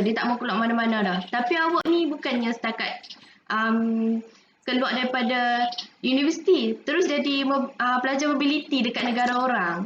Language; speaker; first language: Malay; native; Malay